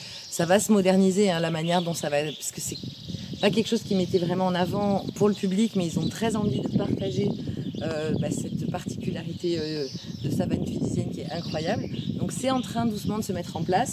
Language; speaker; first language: French; native; French